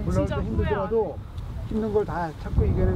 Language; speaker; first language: Korean; native; Korean